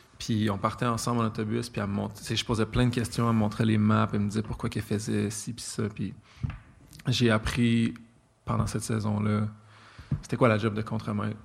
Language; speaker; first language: French; native; French